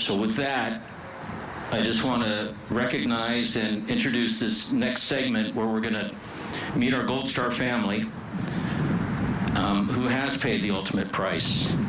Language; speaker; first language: English; native; English